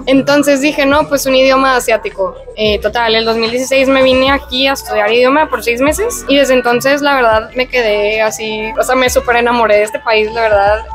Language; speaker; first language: Spanish; native; Spanish